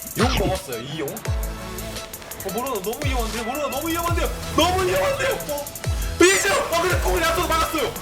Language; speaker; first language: Korean; native; Korean